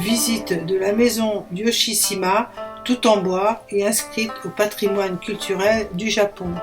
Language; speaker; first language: French; native; French